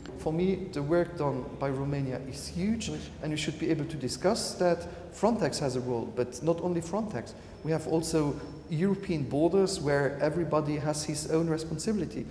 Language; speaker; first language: English; non-native, fluent; Luxembourgish